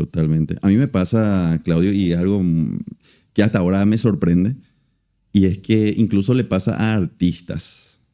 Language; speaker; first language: Spanish; native; Spanish